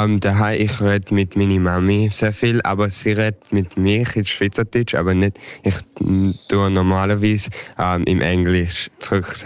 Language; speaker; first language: German; early bilingual, heritage; English